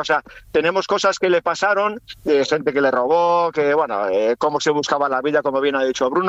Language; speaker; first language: Spanish; native; Spanish